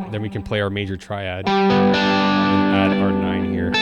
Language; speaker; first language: English; native; English